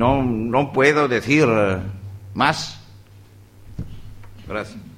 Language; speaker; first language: Spanish; non-native, learner; Greek